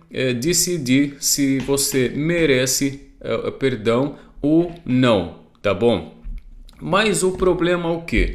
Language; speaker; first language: Portuguese; non-native, fluent; Arabic